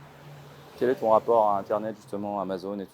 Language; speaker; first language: French; native; French